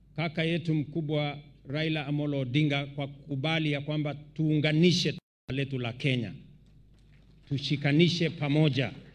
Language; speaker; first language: Swahili; non-native, local second language; Kalenjin